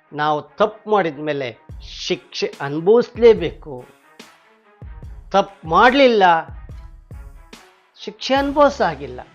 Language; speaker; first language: Kannada; native; Kannada